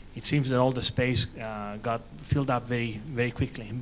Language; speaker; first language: English; non-native, fluent; Italian